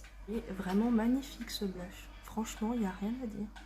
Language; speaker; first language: French; native; French